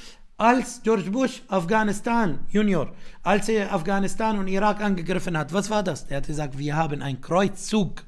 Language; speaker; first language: German; non-native, fluent; Arabic